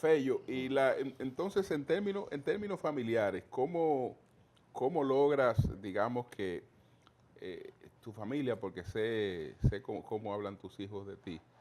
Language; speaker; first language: Spanish; native; Spanish